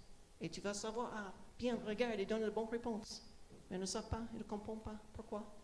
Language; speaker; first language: French; non-native, fluent; English